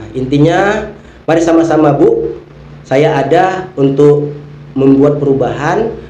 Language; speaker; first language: Indonesian; native; Indonesian